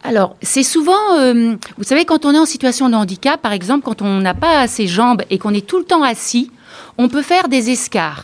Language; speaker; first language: French; native; French